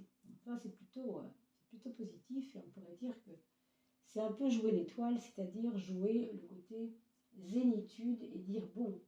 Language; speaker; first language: French; native; French